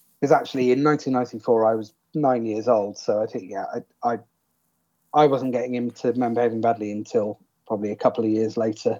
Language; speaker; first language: English; native; English